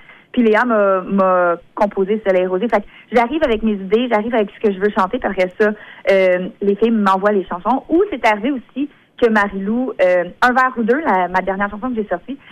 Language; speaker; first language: French; native; French